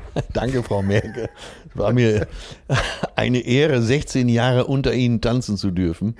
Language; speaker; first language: German; native; German